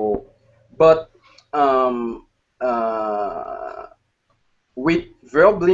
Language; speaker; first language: English; non-native, learner; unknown